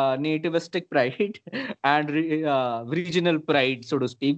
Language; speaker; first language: English; non-native, local second language; Hindi